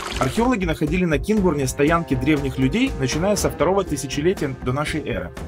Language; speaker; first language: Russian; native; Russian